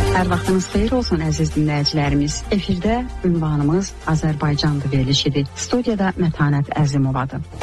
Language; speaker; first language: Azerbaijani; native; Azerbaijani